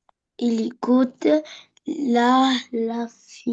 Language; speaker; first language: French; non-native, learner; Arabic